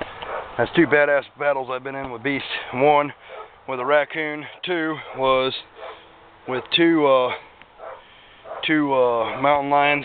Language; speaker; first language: English; native; English